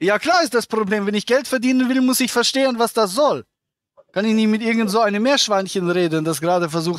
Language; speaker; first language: German; native; German